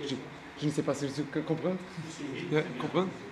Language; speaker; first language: French; non-native, learner; Portuguese